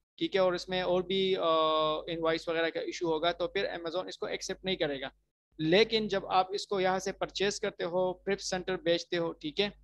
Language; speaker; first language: Urdu; non-native, local second language; Punjabi